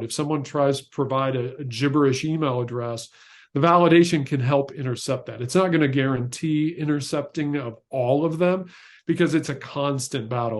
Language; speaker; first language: English; native; English